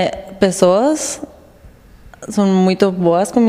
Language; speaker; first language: Portuguese; non-native, learner; Spanish